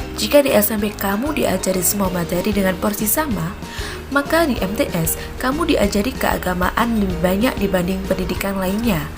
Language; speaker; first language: Indonesian; native; Indonesian